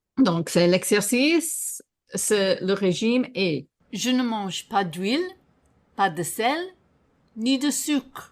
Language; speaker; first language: French; non-native, fluent; English